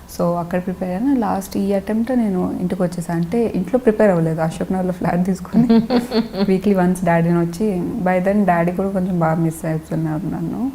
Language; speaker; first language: Telugu; non-native, local second language; Lambadi